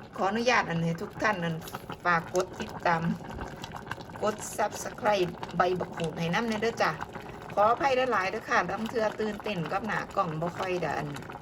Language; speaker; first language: Thai; native; Thai